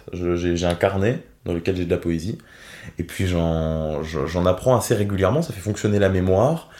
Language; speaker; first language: French; native; French